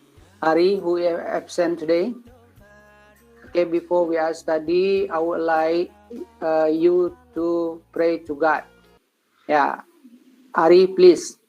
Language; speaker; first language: English; non-native, learner; Indonesian